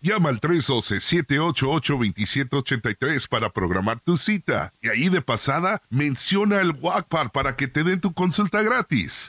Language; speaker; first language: Spanish; early bilingual, heritage; Spanish